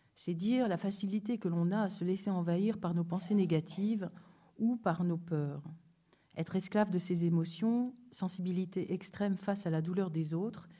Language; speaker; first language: French; native; French